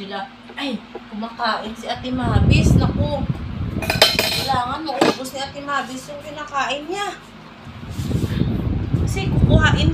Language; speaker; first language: Filipino; non-native, local second language; Hiligaynon